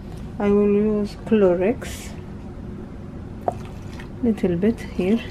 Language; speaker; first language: English; non-native, learner; Arabic